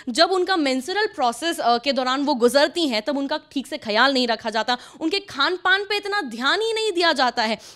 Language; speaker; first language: Hindi; native; Hindi